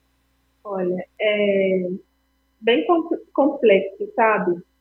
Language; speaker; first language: Portuguese; non-native, fluent; Spanish